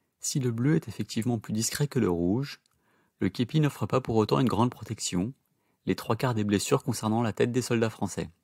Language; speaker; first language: French; native; French